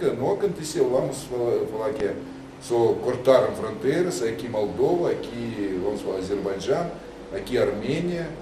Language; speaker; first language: Portuguese; non-native, learner; Russian